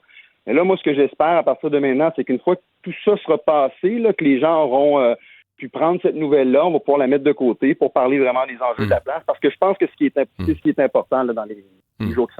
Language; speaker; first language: French; native; French